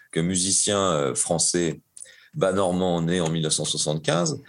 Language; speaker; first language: French; native; French